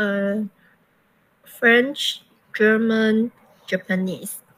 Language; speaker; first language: English; non-native, learner; Chinese